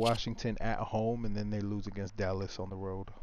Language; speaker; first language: English; native; English